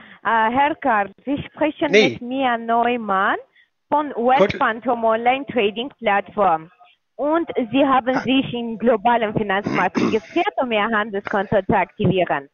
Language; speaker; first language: German; non-native, learner; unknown